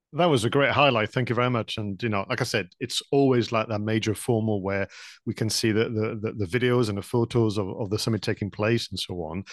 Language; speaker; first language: English; non-native, fluent; French